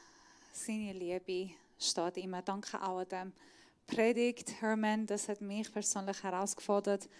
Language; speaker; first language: German; non-native, fluent; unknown